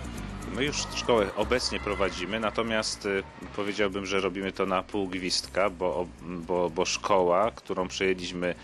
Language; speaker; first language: Polish; native; Polish